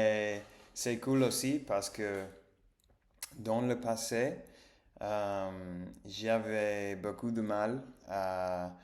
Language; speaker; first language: French; non-native, learner; English